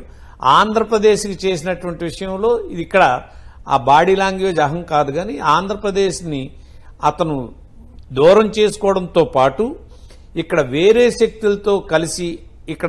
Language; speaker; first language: Telugu; native; Telugu